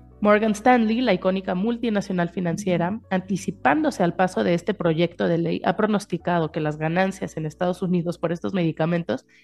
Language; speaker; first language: Spanish; native; Spanish